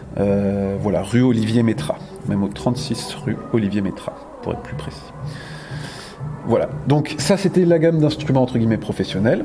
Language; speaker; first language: French; native; French